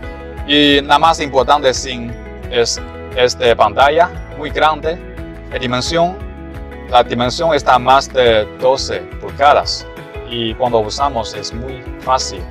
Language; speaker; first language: Spanish; non-native, learner; Chinese